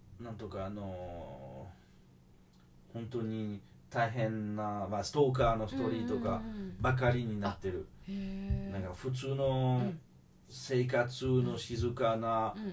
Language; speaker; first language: Japanese; non-native, fluent; French